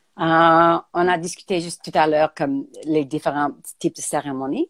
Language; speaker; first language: French; native; French